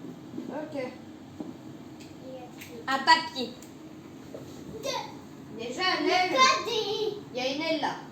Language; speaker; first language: French; native; French